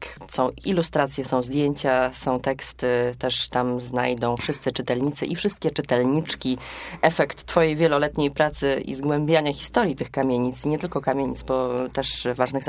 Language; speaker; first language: Polish; native; Polish